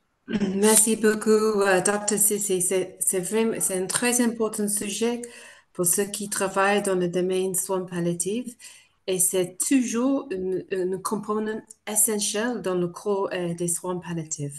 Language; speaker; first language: French; non-native, fluent; English